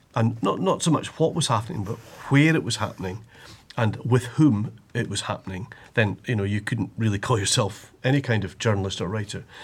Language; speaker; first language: English; native; English